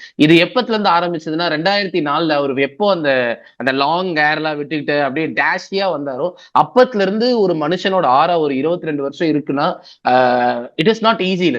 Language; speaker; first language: Tamil; native; Tamil